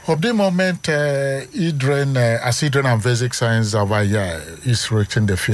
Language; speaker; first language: Dutch; non-native, learner; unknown